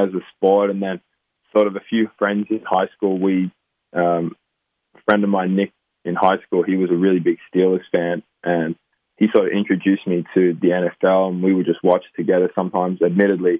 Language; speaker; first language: English; native; English